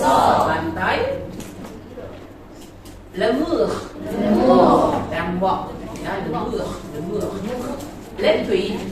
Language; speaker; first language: French; non-native, fluent; Indonesian